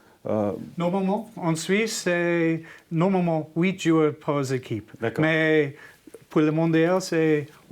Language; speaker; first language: French; non-native, learner; English